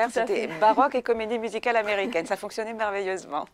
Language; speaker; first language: French; native; French